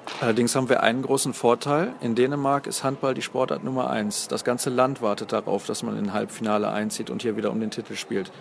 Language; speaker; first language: German; native; German